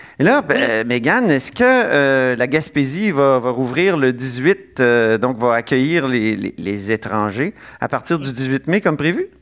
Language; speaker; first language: French; native; French